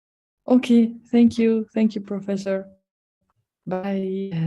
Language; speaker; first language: English; non-native, fluent; Spanish